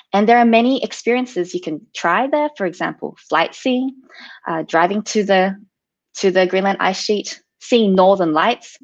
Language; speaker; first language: English; native; English